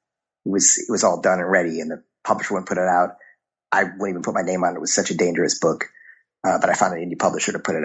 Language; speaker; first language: English; native; English